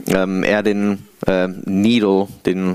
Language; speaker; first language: Swedish; non-native, fluent; English